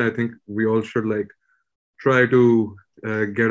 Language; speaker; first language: English; non-native, local second language; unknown